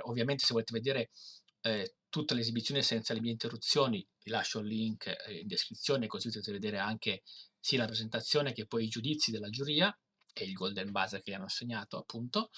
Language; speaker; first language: Italian; native; Italian